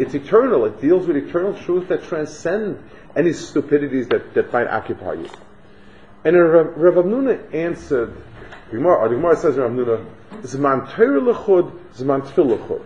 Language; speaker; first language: English; native; English